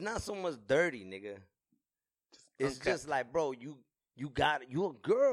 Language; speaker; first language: English; native; English